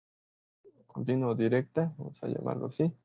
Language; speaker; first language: Spanish; native; Spanish